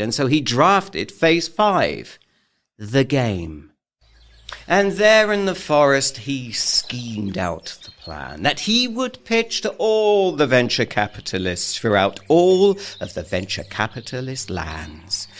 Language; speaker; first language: English; native; English